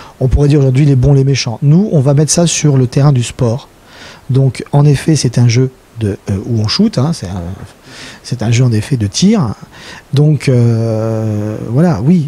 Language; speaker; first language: French; native; French